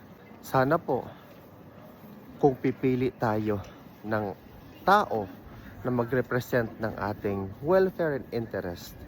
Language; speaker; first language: Filipino; native; Filipino